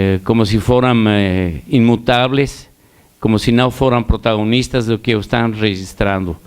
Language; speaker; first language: Portuguese; non-native, learner; Spanish